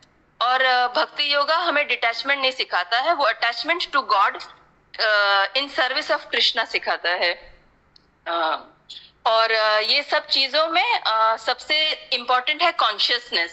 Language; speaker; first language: Hindi; native; Hindi